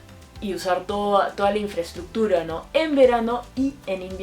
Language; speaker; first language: Spanish; native; Spanish